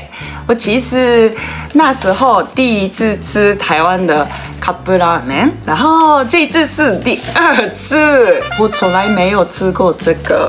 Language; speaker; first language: Chinese; non-native, learner; Japanese